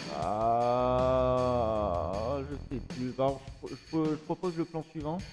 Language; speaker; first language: French; native; French